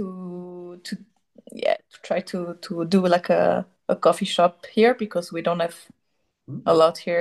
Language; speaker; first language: English; non-native, fluent; French